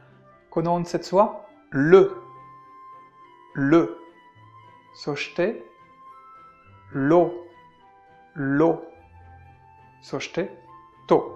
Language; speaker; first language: Japanese; non-native, fluent; French